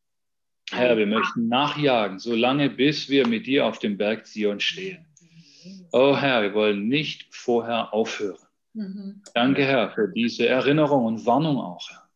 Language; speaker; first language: German; native; German